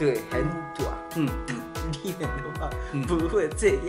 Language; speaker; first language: Chinese; non-native, fluent; Japanese